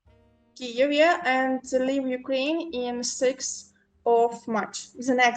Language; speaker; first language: English; non-native, local second language; Ukrainian